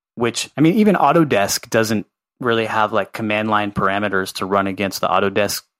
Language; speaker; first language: English; native; English